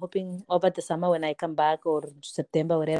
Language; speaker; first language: English; non-native, local second language; Kalenjin